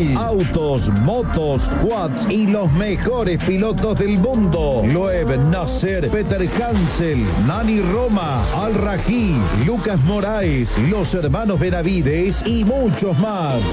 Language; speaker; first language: Spanish; native; Spanish